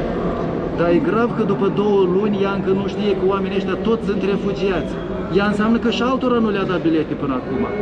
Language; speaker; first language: Romanian; native; Romanian